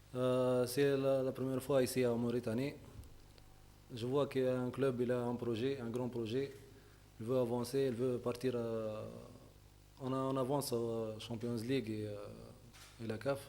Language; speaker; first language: French; non-native, local second language; Arabic